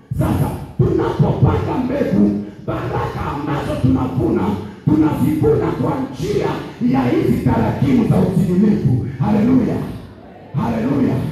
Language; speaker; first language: Swahili; native; Swahili